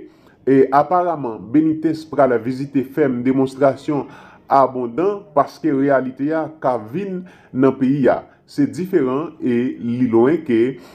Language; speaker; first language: Haitian Creole; native; Haitian Creole